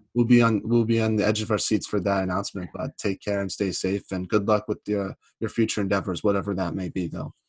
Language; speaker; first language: English; native; English